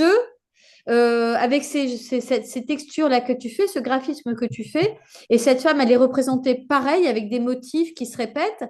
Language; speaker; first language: French; native; French